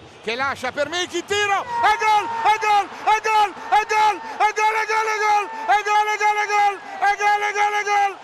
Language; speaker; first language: Italian; native; Italian